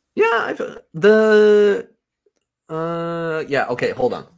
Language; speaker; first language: English; non-native, fluent; Dutch